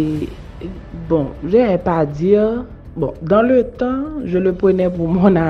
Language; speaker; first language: French; non-native, local second language; Haitian Creole